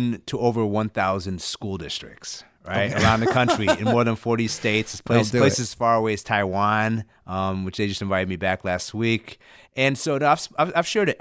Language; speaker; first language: English; early bilingual, other home language; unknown